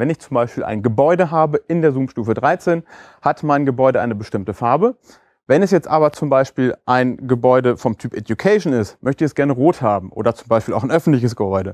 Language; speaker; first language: German; native; German